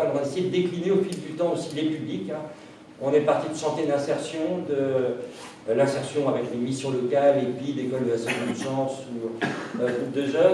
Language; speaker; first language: French; native; French